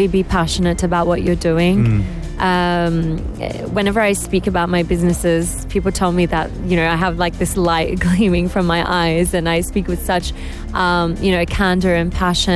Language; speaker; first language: English; native; English